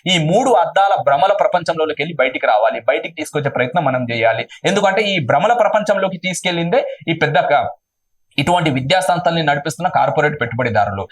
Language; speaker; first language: Telugu; non-native, local second language; Urdu